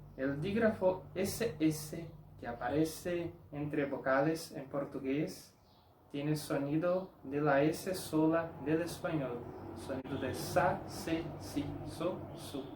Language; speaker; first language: Spanish; non-native, fluent; Portuguese